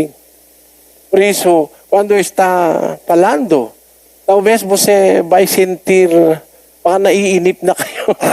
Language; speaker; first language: Portuguese; non-native, learner; Filipino